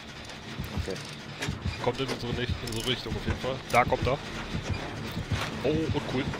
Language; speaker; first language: German; native; German